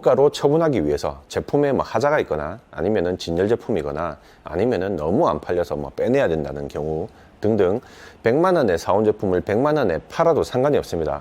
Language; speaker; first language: Korean; native; Korean